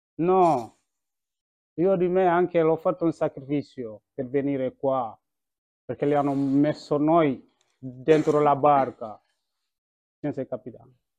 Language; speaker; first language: Italian; non-native, learner; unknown